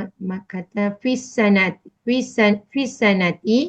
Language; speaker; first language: Arabic; non-native, learner; Malay